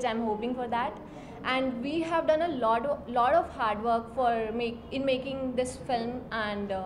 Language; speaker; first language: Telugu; non-native, learner; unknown